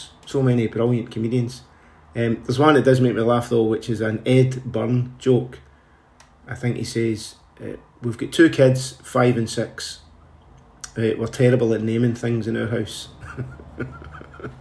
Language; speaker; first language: English; native; English